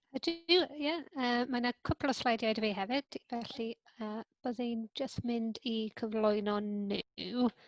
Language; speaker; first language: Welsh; non-native, local second language; English